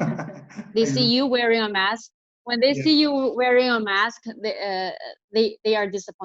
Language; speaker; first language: English; non-native, fluent; Chinese